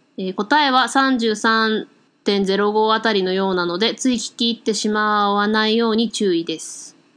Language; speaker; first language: Japanese; native; Japanese